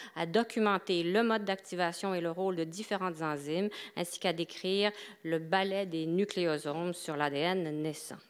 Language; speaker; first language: French; native; French